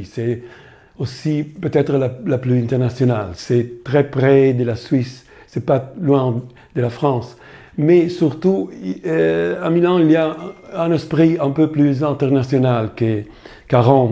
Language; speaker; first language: French; non-native, fluent; Italian